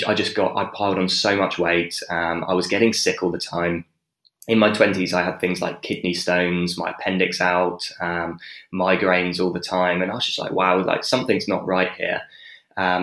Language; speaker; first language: English; native; English